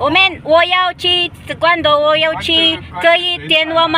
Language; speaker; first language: Chinese; non-native, learner; Filipino